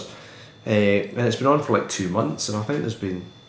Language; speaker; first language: English; native; English